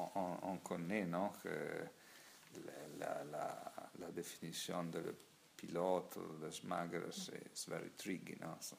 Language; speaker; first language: French; non-native, learner; Italian